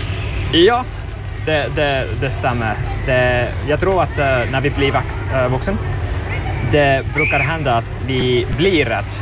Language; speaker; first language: Swedish; non-native, learner; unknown